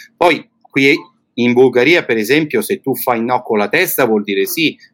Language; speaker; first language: Italian; native; Italian